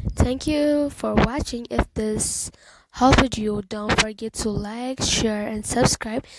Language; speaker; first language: English; non-native, local second language; Amharic